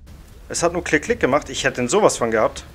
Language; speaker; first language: German; native; German